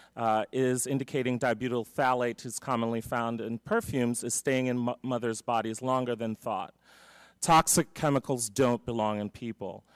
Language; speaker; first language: English; native; English